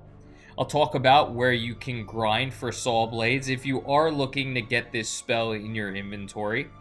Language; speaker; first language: English; native; English